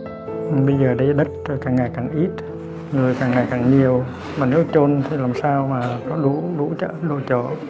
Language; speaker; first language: Vietnamese; native; Vietnamese